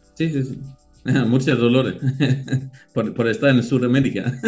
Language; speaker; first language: Spanish; non-native, learner; Danish